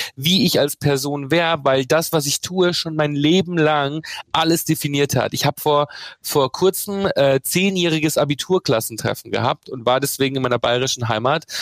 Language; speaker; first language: German; native; German